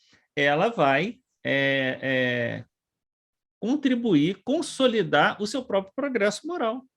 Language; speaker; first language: Portuguese; native; Portuguese